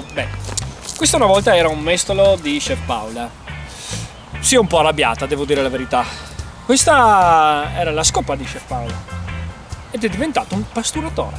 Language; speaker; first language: Italian; native; Italian